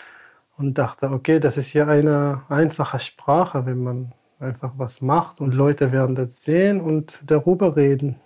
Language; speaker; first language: German; non-native, fluent; Tamasheq